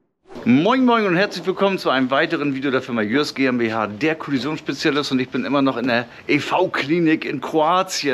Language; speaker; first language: German; native; German